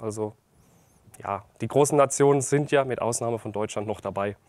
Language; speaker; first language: German; native; German